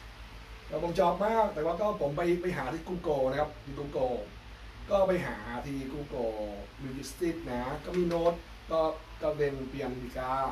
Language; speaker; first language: Thai; non-native, learner; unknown